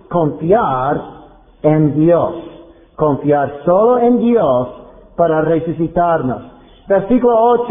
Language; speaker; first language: Spanish; non-native, fluent; English